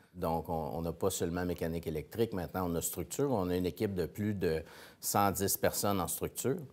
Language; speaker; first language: French; native; French